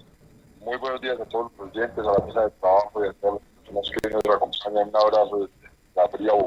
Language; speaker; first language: Spanish; native; Spanish